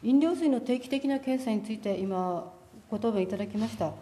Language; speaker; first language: Japanese; native; Japanese